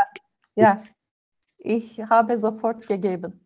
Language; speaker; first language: German; non-native, learner; Turkish